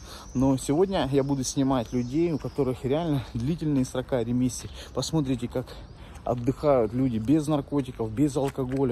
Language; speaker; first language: Russian; native; Russian